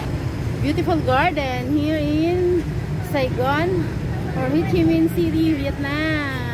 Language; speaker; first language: English; non-native, local second language; Filipino